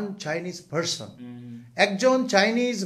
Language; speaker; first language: Bangla; native; Bangla